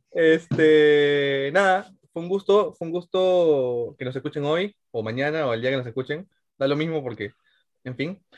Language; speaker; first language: Spanish; native; Spanish